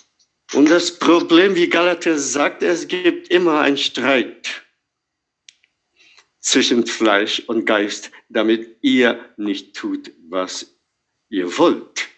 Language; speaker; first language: German; non-native, fluent; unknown